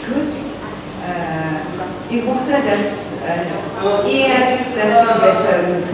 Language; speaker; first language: German; non-native, learner; Indonesian